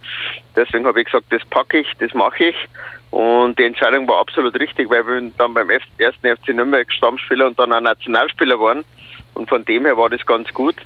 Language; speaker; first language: German; native; German